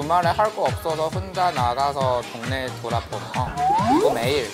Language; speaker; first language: Korean; non-native, fluent; Chinese